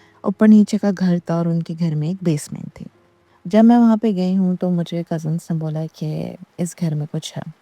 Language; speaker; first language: Urdu; native; Urdu